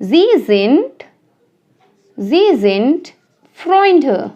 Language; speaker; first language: German; non-native, fluent; Hindi